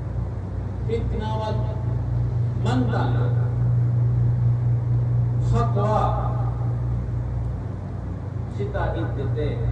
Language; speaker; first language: Japanese; non-native, learner; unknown